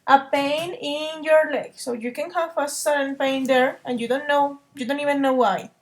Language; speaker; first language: English; non-native, fluent; Spanish